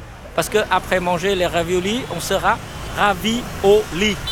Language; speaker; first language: French; non-native, fluent; Vietnamese